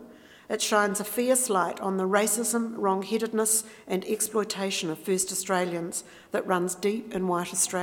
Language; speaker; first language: English; native; English